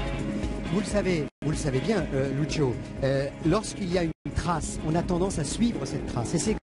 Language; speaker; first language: French; native; French